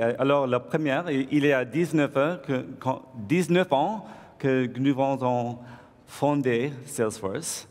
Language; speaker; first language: French; non-native, learner; English